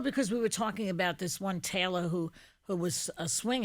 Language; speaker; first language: English; native; English